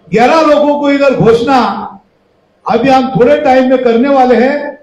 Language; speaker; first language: Hindi; non-native, local second language; Marathi